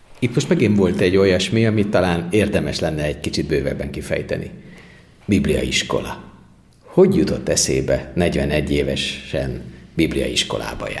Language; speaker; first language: Hungarian; native; Hungarian